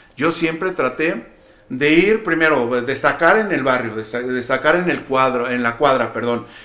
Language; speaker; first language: Spanish; native; Spanish